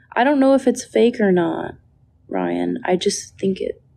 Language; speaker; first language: English; native; English